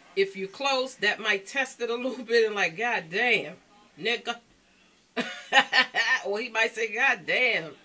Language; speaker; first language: English; native; English